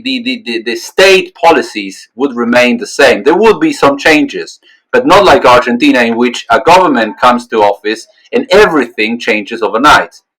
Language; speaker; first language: English; non-native, fluent; Spanish